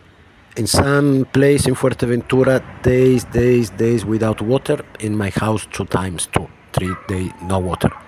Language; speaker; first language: English; non-native, learner; Spanish